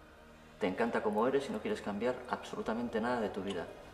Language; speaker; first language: Spanish; native; Spanish